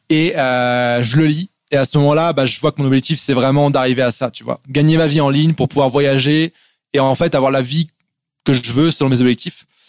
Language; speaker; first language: French; native; French